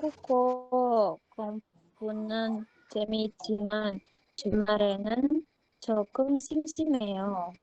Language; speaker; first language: Korean; non-native, learner; Indonesian